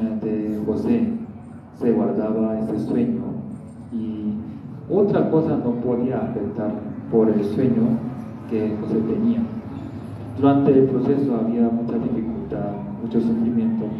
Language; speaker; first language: Spanish; non-native, learner; Korean